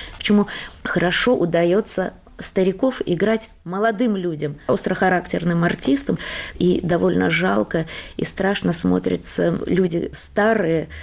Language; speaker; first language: Russian; native; Russian